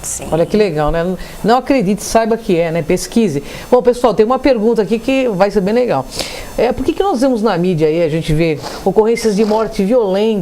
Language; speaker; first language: Portuguese; native; Portuguese